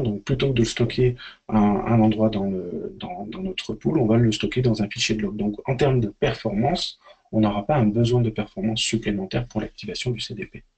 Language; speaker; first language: French; native; French